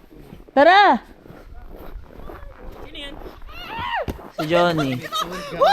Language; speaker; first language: Filipino; native; Filipino